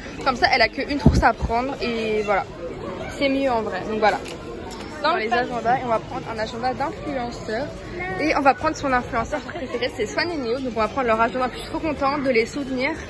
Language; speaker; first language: French; native; French